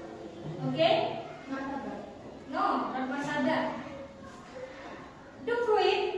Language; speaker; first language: English; non-native, learner; Indonesian